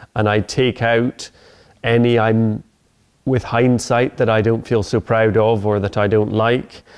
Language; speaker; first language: English; native; English